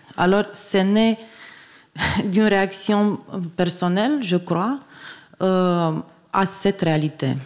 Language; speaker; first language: French; non-native, fluent; Romanian